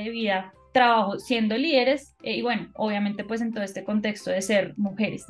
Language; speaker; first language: Spanish; native; Spanish